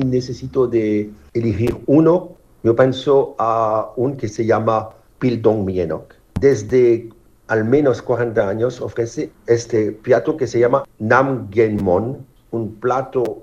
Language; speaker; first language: Spanish; non-native, fluent; French